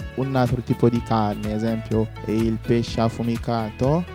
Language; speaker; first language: Italian; non-native, fluent; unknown